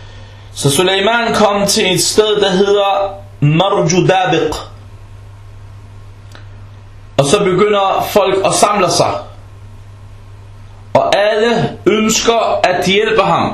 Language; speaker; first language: Danish; non-native, fluent; Arabic